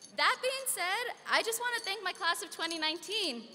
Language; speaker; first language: English; early bilingual, other home language; Spanish